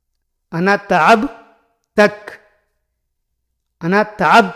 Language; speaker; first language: Arabic; non-native, fluent; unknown